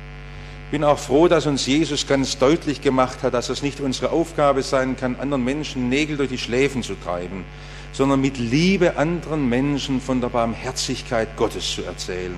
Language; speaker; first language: German; native; German